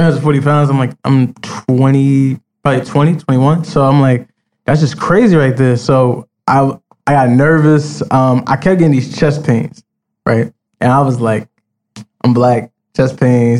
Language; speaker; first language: English; native; English